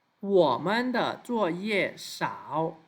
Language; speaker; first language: Chinese; non-native, fluent; Thai